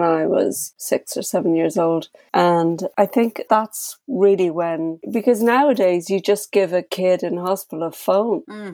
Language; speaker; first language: English; native; English